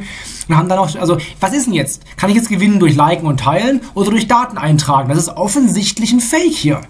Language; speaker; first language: German; native; German